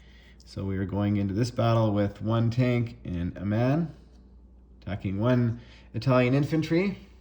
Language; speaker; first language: English; native; English